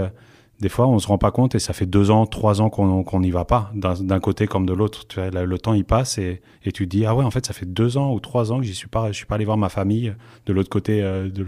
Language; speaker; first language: French; native; French